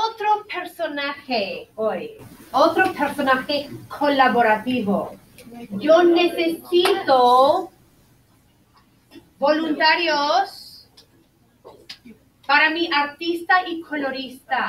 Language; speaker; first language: Spanish; non-native, fluent; English